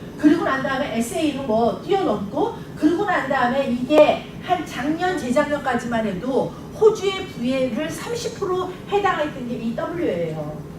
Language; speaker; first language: Korean; native; Korean